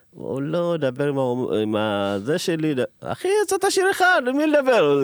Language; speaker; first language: Hebrew; early bilingual, other home language; Amharic